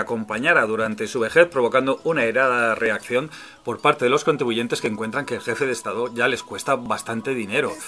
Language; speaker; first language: Spanish; native; Spanish